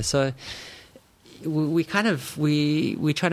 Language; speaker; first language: English; native; English